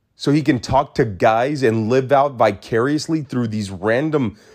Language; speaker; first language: English; native; English